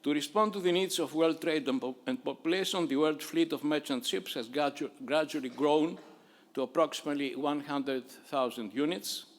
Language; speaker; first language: English; non-native, fluent; Greek